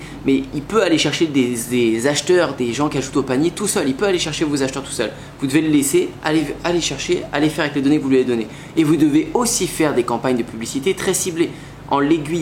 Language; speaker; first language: French; native; French